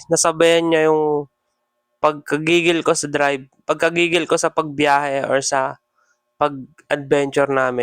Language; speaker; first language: Filipino; native; Filipino